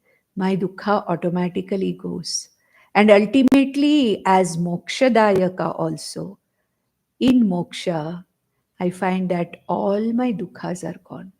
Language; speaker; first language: English; non-native, local second language; Konkani